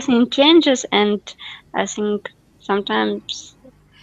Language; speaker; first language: English; non-native, learner; Russian